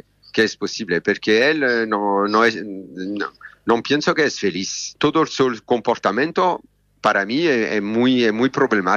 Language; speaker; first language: Spanish; non-native, learner; French